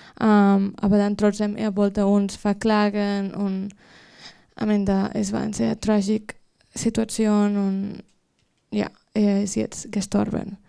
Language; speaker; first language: German; non-native, fluent; Spanish